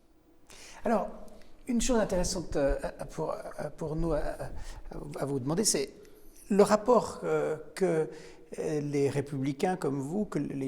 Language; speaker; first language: French; native; French